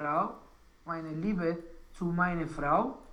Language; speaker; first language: German; non-native, learner; Romanian